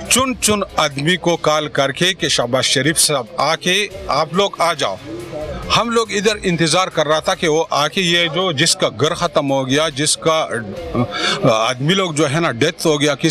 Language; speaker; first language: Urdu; non-native, local second language; Pashto